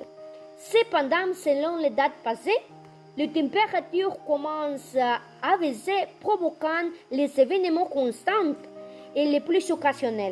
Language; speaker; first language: French; non-native, learner; Spanish